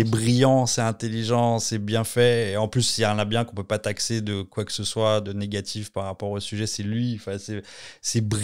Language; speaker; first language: French; native; French